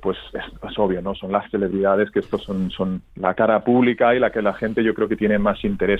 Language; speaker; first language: Spanish; native; Spanish